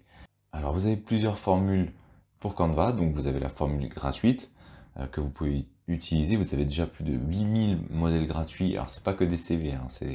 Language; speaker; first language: French; native; French